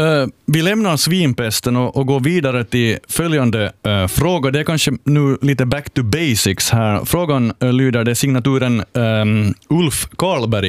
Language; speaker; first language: Swedish; native; Swedish